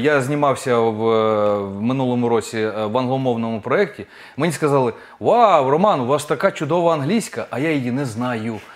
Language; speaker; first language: Ukrainian; non-native, local second language; Russian